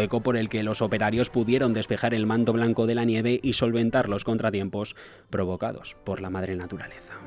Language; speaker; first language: Spanish; native; Spanish